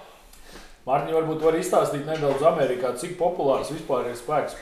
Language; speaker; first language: Latvian; native; Latvian